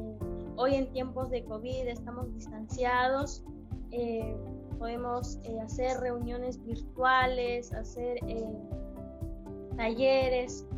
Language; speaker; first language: Spanish; non-native, local second language; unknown